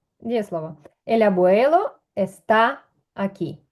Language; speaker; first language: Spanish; non-native, fluent; Ukrainian